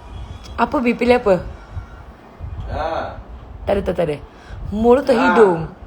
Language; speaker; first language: Malay; native; Malay